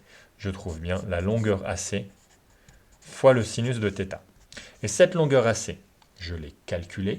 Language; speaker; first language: French; native; French